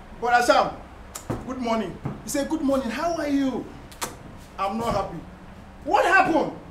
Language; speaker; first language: Nigerian Pidgin; non-native, local second language; Hausa